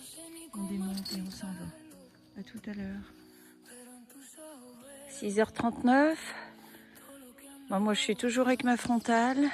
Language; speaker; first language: French; native; French